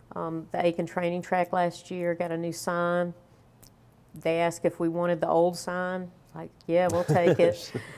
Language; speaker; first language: English; native; English